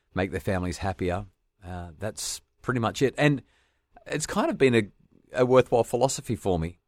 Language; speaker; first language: English; native; English